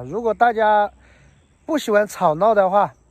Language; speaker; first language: Chinese; native; Chinese